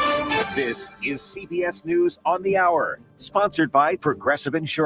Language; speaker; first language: English; native; English